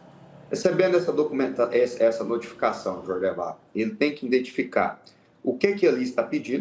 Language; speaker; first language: Portuguese; native; Portuguese